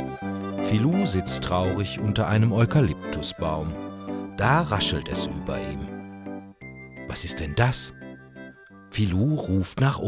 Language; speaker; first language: German; native; German